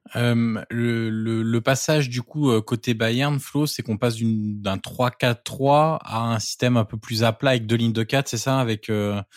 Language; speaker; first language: French; native; French